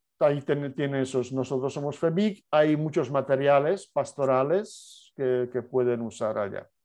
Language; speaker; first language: Spanish; non-native, fluent; Polish